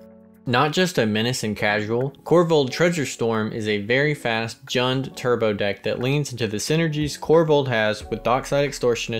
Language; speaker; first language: English; native; English